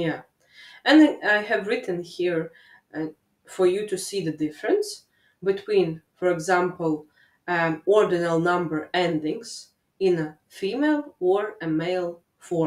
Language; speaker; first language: English; non-native, fluent; Latvian